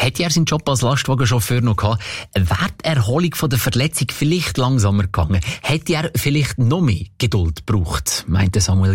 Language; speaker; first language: German; native; German